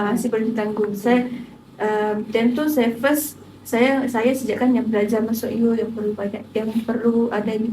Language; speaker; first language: Malay; native; Malay